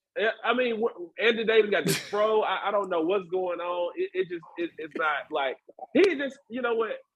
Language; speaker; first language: English; native; English